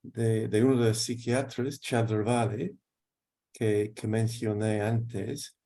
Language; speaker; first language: Spanish; non-native, fluent; English